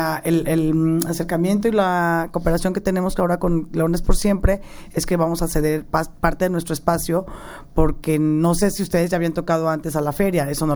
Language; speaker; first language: Spanish; native; Spanish